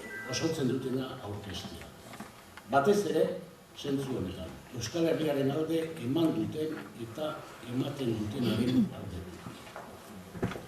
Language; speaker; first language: Basque; native; Basque